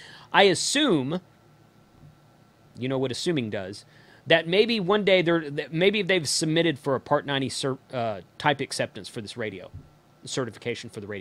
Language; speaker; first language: English; native; English